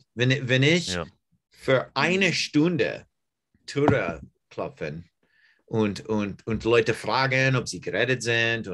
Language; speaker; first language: German; non-native, learner; English